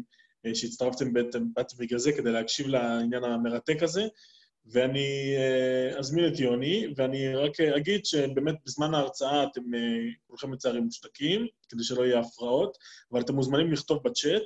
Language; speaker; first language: Hebrew; native; Hebrew